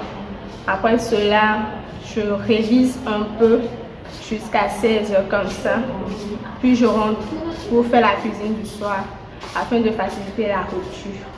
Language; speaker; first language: French; non-native, local second language; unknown